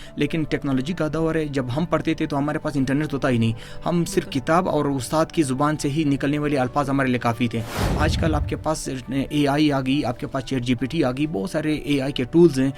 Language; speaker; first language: Urdu; non-native, local second language; Pashto